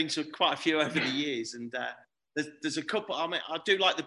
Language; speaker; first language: English; native; English